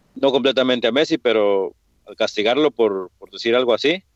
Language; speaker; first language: Spanish; early bilingual, heritage; Spanish